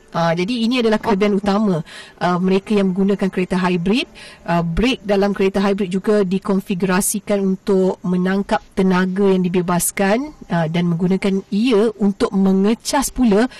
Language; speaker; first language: Malay; native; Malay